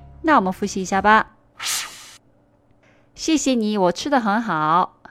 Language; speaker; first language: Chinese; non-native, fluent; Korean